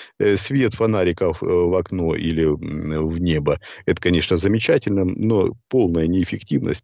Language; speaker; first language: Russian; native; Russian